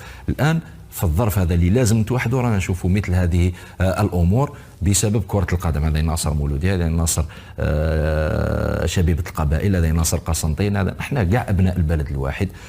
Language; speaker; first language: Arabic; native; Arabic